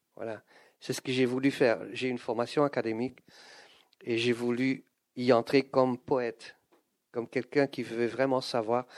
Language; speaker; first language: French; non-native, fluent; Dutch